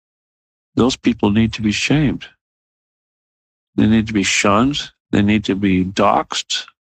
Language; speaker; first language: English; native; English